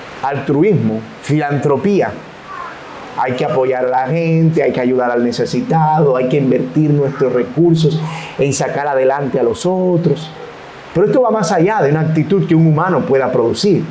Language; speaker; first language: Spanish; native; Spanish